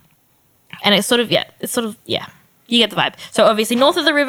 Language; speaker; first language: English; native; English